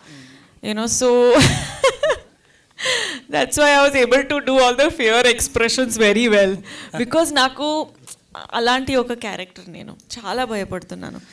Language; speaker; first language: Telugu; non-native, fluent; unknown